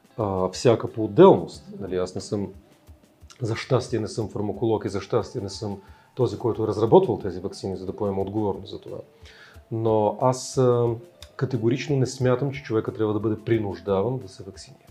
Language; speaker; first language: Bulgarian; early bilingual, heritage; Russian